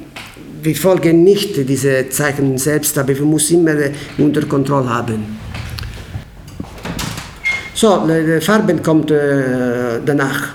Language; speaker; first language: German; non-native, learner; Italian